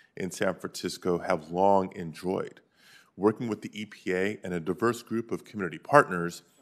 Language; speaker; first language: English; native; English